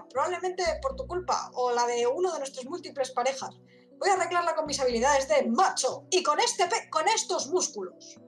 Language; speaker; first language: Spanish; native; Spanish